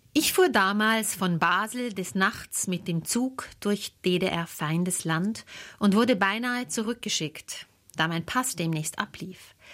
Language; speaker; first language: German; native; German